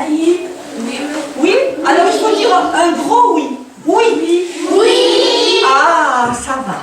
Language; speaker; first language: French; native; French